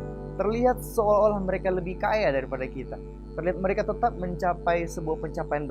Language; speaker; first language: Indonesian; native; Indonesian